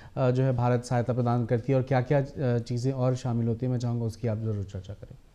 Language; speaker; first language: Hindi; native; Hindi